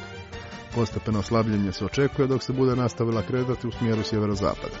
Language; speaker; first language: Croatian; native; Croatian